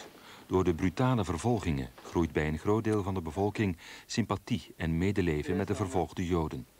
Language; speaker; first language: Dutch; native; Dutch